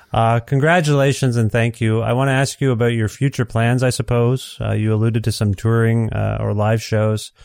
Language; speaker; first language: English; native; English